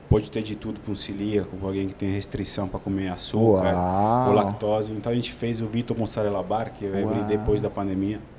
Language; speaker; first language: Portuguese; non-native, fluent; Italian